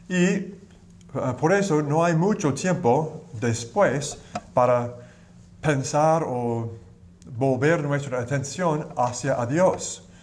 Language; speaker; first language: Spanish; non-native, learner; English